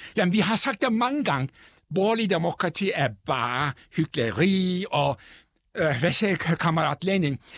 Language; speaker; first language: Danish; non-native, fluent; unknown